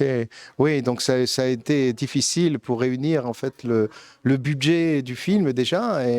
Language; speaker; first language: French; native; French